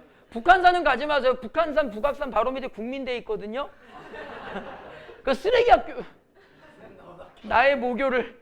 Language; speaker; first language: Korean; native; Korean